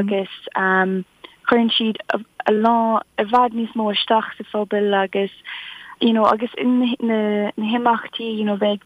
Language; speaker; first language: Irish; non-native, local second language; English